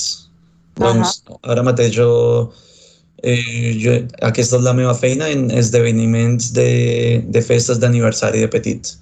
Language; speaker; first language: Catalan; non-native, learner; Spanish